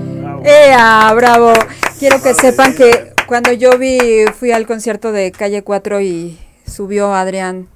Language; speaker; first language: Spanish; native; Spanish